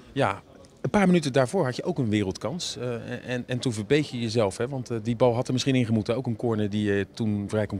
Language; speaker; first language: Dutch; native; Dutch